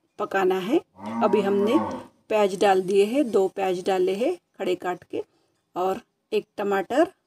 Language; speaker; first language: Hindi; non-native, local second language; Marathi